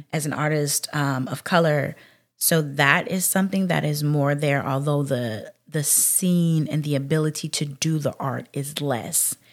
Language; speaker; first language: English; native; English